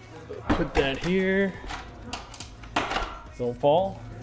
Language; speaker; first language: English; native; English